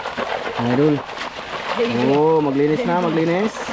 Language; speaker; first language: Filipino; non-native, local second language; Cebuano